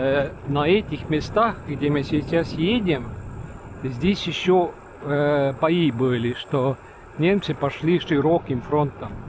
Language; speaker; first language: Russian; non-native, learner; Estonian